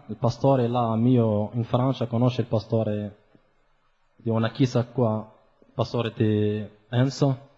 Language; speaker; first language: Italian; non-native, fluent; Arabic